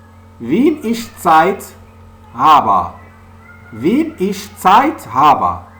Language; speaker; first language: German; non-native, fluent; French